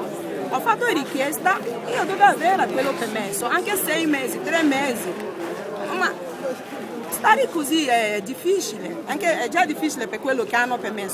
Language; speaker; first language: Italian; non-native, learner; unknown